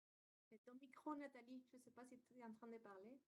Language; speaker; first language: French; non-native, fluent; Spanish